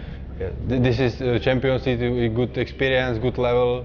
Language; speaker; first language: English; non-native, learner; Czech